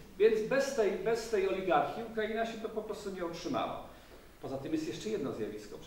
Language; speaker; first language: Polish; native; Polish